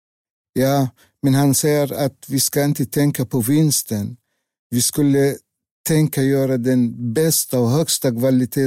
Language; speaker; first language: Swedish; non-native, learner; Arabic